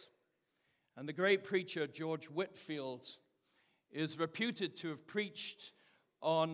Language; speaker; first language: English; native; English